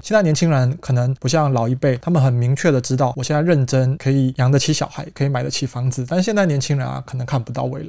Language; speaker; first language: Chinese; native; Chinese